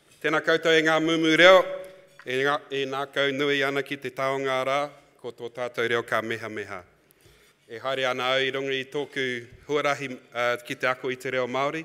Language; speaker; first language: Māori; non-native, local second language; English